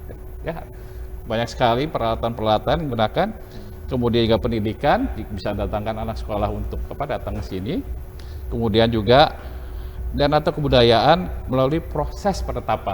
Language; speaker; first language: Indonesian; native; Indonesian